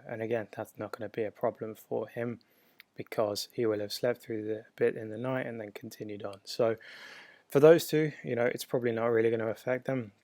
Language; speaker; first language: English; native; English